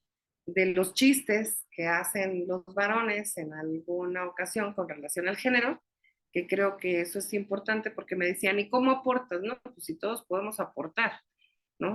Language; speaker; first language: Spanish; native; Spanish